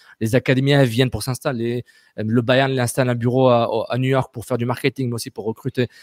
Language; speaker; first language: French; native; French